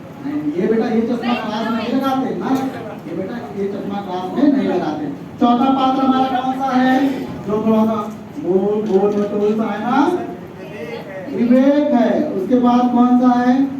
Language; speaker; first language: Hindi; native; Hindi